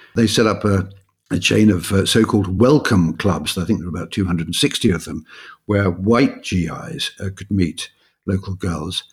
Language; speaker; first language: English; native; English